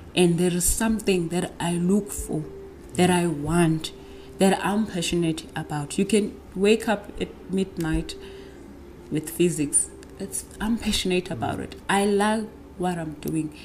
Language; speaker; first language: English; non-native, local second language; Zulu